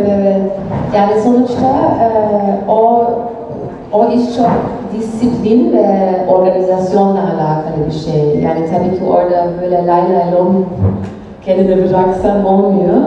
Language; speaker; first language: Turkish; non-native, fluent; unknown